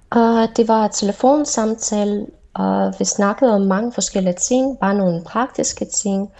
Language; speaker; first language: Danish; non-native, fluent; Russian